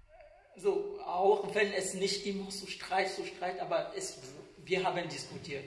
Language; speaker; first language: German; non-native, fluent; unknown